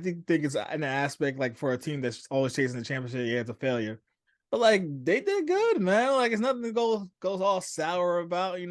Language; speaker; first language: English; native; English